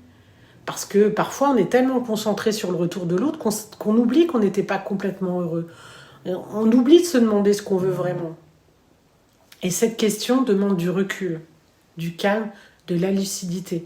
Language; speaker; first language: French; native; French